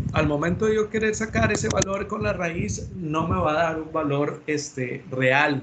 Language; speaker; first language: Spanish; native; Spanish